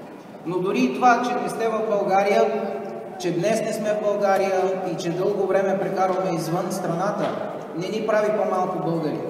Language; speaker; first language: Bulgarian; native; Bulgarian